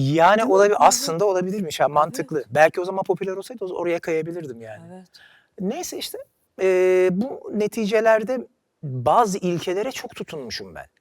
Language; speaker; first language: Turkish; native; Turkish